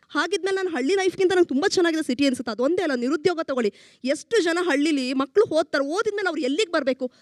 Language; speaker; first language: Kannada; native; Kannada